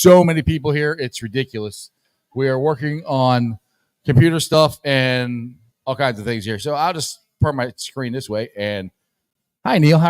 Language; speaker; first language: English; native; English